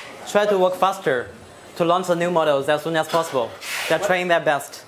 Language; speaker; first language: English; non-native, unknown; Chinese